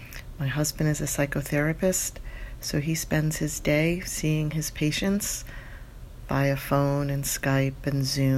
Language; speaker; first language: English; native; English